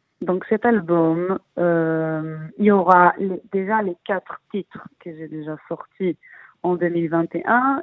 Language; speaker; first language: French; early bilingual, heritage; Hebrew